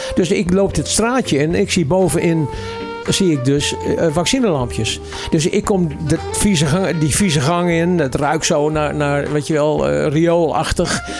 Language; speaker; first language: Dutch; native; Dutch